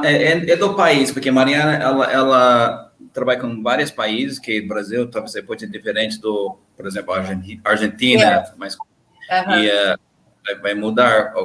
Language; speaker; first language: Portuguese; non-native, learner; English